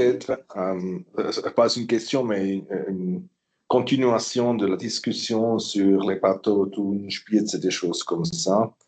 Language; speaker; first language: French; non-native, local second language; German